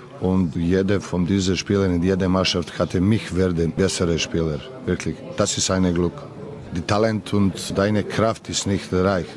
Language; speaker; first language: German; non-native, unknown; Serbian